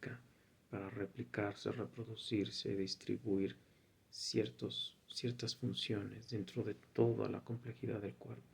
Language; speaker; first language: Spanish; native; Spanish